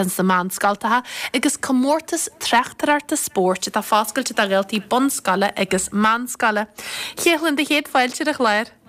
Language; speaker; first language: Irish; native; Irish